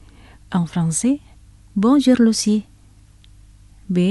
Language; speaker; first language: French; non-native, fluent; Indonesian